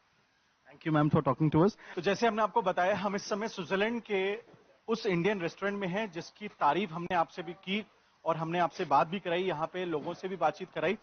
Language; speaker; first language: Hindi; native; Hindi